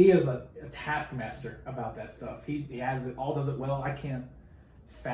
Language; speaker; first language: English; native; English